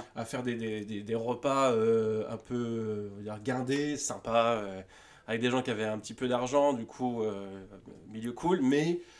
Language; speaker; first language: French; native; French